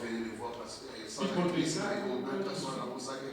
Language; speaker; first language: French; non-native, local second language; Lingala